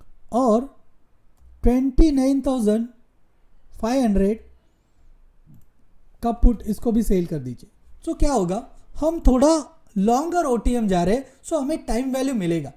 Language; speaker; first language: Hindi; native; Hindi